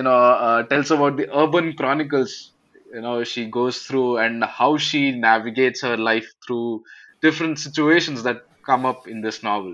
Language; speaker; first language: English; non-native, local second language; Hindi